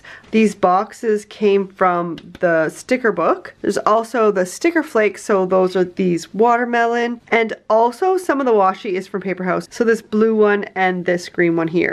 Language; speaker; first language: English; native; English